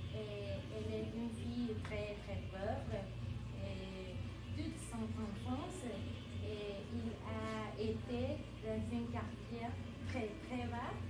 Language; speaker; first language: French; non-native, learner; Spanish